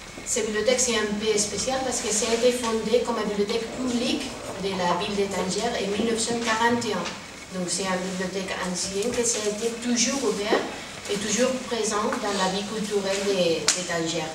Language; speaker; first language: French; non-native, fluent; Spanish